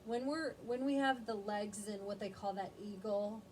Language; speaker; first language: English; native; English